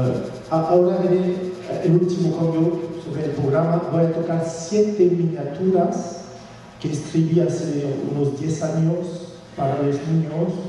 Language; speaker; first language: Spanish; non-native, fluent; French